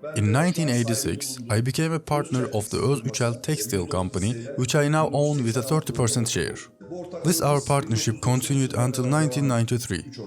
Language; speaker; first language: English; non-native, fluent; Turkish